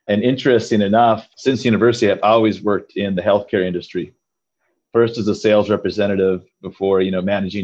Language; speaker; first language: English; native; English